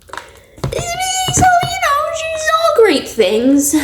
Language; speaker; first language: English; native; English